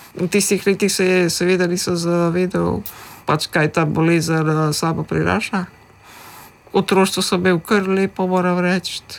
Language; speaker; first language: Slovenian; early bilingual, other home language; Macedonian